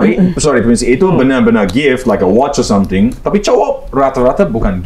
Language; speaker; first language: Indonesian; non-native, learner; English